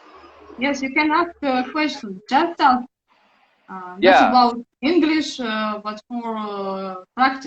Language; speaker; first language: English; non-native, learner; Russian